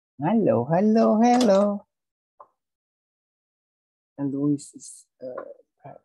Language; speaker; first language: English; non-native, fluent; Indonesian